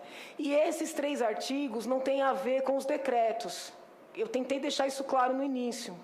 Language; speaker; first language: Portuguese; native; Portuguese